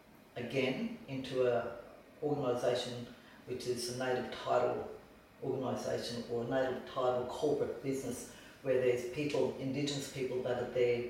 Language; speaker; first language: English; native; English